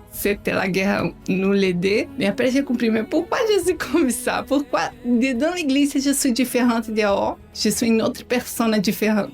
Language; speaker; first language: French; non-native, learner; Portuguese